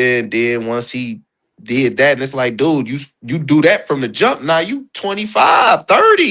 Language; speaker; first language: English; native; English